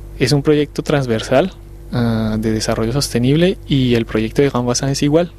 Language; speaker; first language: Spanish; native; Spanish